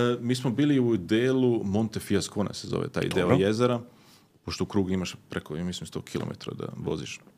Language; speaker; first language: Serbian; early bilingual, heritage; Serbian